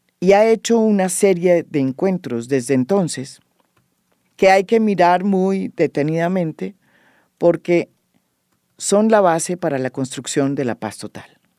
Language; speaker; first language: Spanish; native; Spanish